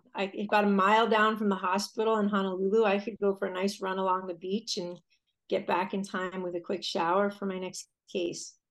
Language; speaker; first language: English; native; English